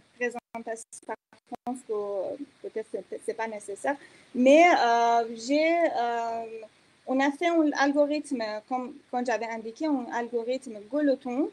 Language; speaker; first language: French; non-native, fluent; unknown